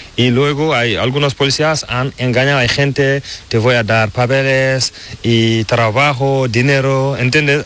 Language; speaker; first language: Spanish; non-native, learner; Fula